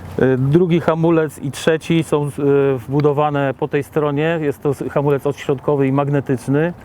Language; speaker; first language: Polish; native; Polish